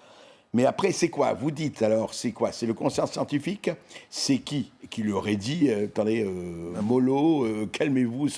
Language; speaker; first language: French; native; French